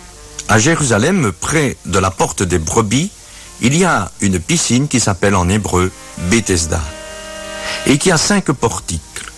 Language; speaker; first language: French; native; French